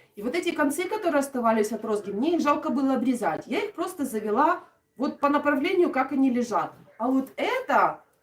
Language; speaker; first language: Russian; native; Russian